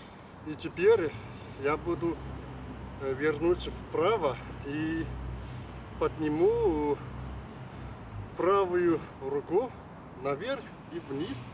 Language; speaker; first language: Russian; non-native, learner; Chinese